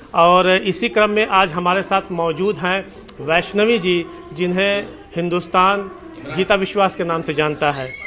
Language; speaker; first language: Hindi; native; Hindi